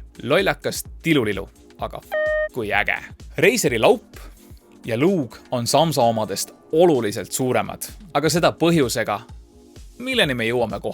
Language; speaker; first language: Estonian; native; Estonian